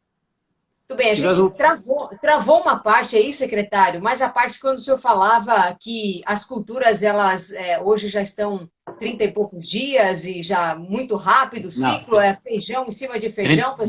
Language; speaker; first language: Portuguese; native; Portuguese